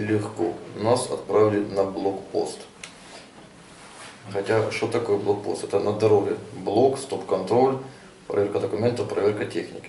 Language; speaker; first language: Russian; non-native, local second language; Ukrainian